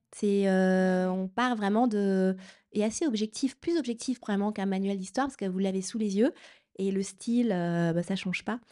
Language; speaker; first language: French; native; French